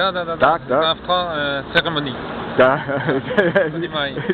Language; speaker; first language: Russian; non-native, learner; French